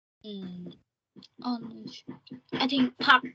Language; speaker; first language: English; non-native, learner; Vietnamese